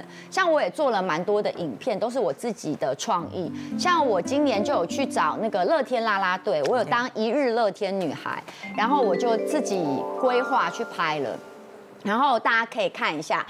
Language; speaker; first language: Chinese; native; Chinese